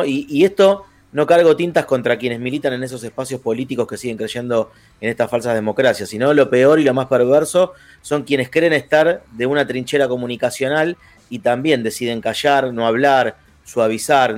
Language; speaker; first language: Spanish; native; Spanish